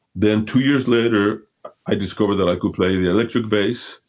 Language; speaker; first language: English; early bilingual, other home language; Spanish